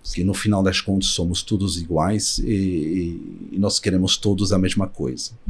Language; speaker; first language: Portuguese; non-native, fluent; Arabic